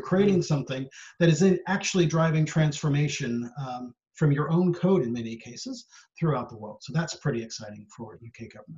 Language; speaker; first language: English; native; English